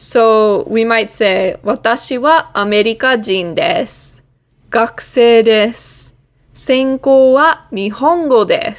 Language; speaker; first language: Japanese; non-native, fluent; English